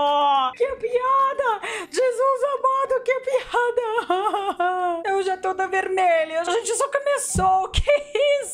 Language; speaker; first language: Portuguese; non-native, learner; Russian